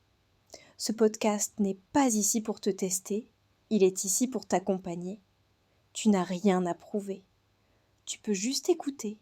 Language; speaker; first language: French; non-native, fluent; Hindi